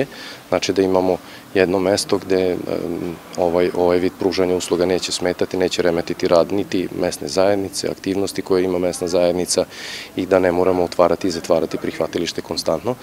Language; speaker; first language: Serbian; native; Serbian